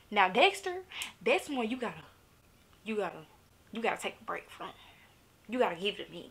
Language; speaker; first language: English; native; English